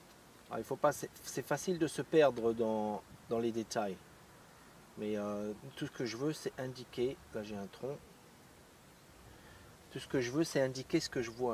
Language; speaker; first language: French; native; French